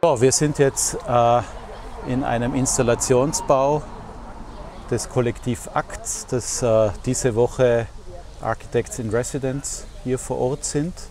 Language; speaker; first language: German; native; German